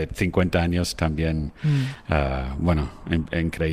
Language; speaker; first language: Spanish; non-native, fluent; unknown